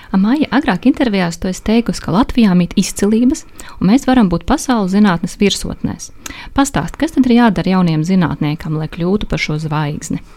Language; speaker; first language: Latvian; native; Latvian